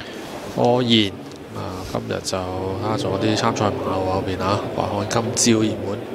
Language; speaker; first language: Cantonese; native; Cantonese